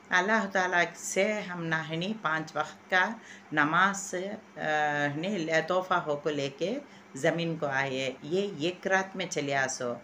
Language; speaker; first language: Hindi; non-native, local second language; Urdu